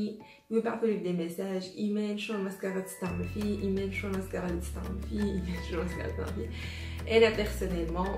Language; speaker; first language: Arabic; native; Arabic